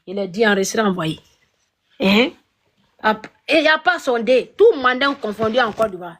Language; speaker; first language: French; non-native, local second language; Dyula